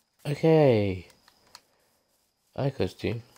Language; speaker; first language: English; native; English